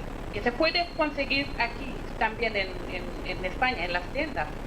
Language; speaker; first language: Spanish; non-native, fluent; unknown